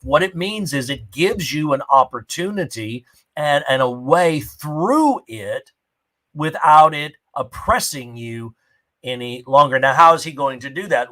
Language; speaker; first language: English; native; English